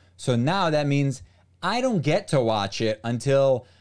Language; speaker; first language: English; non-native, fluent; Portuguese